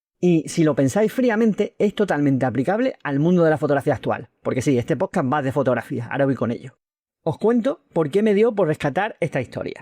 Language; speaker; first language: Spanish; native; Spanish